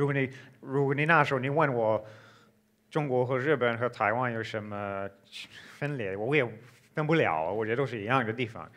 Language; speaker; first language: Chinese; non-native, fluent; English